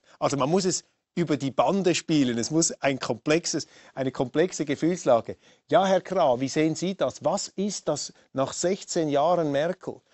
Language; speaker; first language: German; native; German